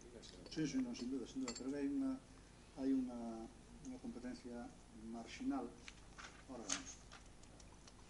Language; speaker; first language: Spanish; native; Spanish